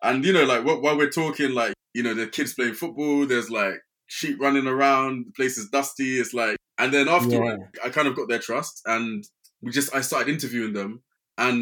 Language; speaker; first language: English; native; English